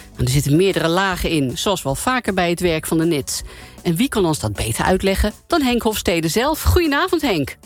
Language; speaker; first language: Dutch; native; Dutch